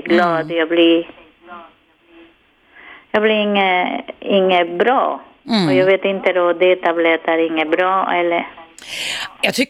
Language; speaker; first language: Swedish; non-native, learner; Spanish